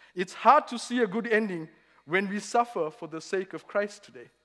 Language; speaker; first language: English; native; English